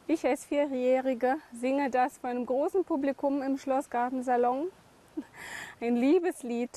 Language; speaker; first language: German; native; German